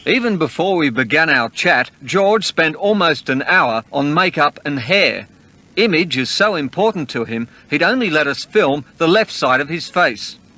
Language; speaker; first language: English; native; English